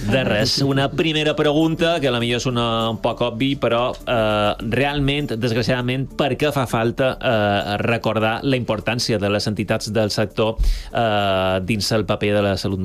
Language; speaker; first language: Catalan; native; Catalan